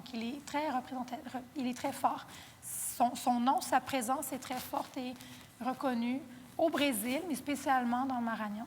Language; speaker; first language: French; non-native, fluent; Portuguese